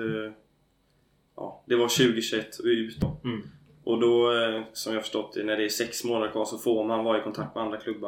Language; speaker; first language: Swedish; native; Swedish